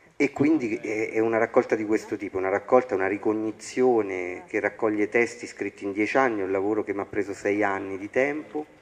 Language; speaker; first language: Italian; native; Italian